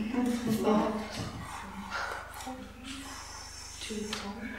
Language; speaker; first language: French; non-native, learner; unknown